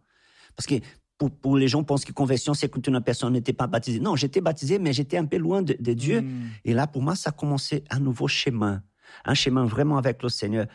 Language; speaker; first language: French; non-native, fluent; Portuguese